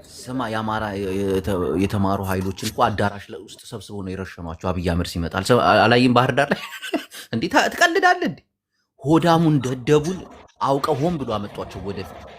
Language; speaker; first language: Amharic; non-native, local second language; Tigrinya